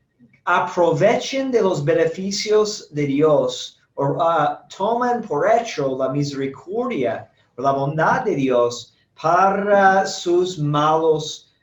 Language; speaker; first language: Spanish; non-native, fluent; English